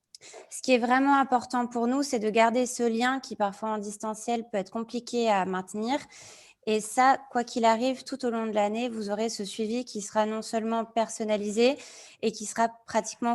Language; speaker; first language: French; native; French